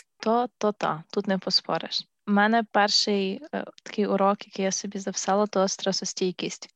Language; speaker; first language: Ukrainian; native; Ukrainian